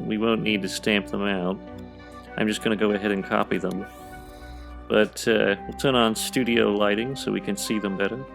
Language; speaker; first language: English; native; English